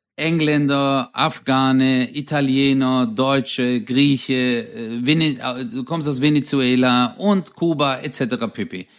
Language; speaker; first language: German; early bilingual, other home language; Turkish